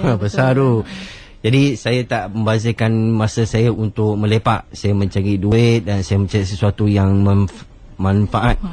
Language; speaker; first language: Malay; non-native, local second language; Chinese